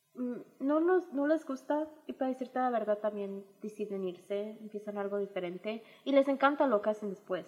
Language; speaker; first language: Spanish; early bilingual, heritage; Spanish